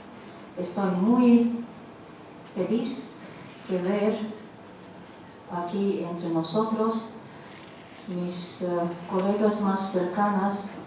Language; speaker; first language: Spanish; non-native, fluent; Latvian